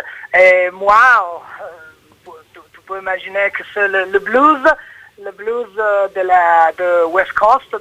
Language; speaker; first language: French; non-native, learner; Italian